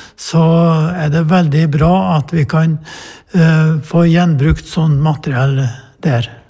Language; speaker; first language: Norwegian; native; Norwegian